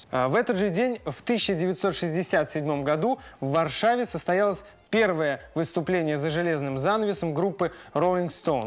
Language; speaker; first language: Russian; native; Russian